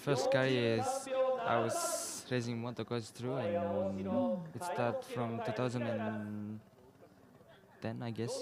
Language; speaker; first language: English; non-native, fluent; Japanese